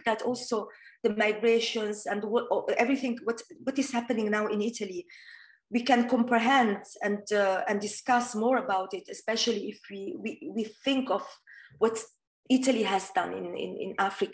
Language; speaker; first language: English; non-native, fluent; Italian